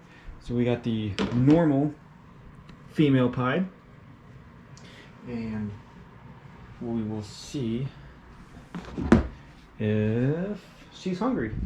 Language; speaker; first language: English; native; English